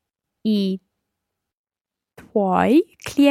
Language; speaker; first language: Italian; non-native, learner; English